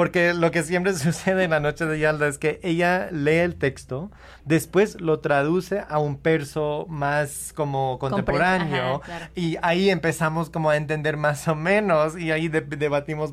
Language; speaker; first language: Spanish; early bilingual, heritage; Spanish